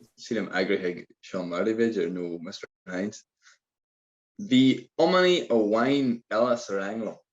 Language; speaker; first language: Irish; non-native, local second language; English